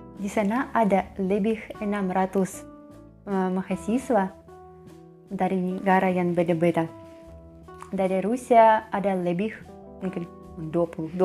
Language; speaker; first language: Indonesian; non-native, learner; Russian